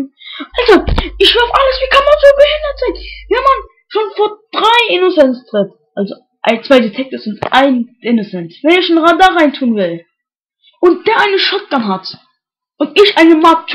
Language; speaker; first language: German; native; German